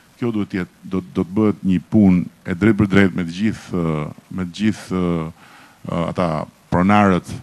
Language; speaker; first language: Albanian; native; Albanian